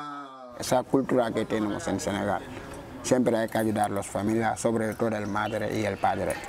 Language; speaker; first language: Spanish; non-native, fluent; Wolof